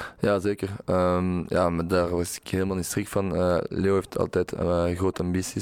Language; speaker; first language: Dutch; non-native, local second language; French